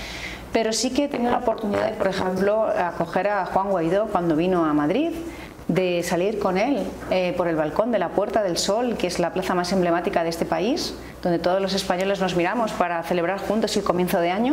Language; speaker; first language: Spanish; native; Spanish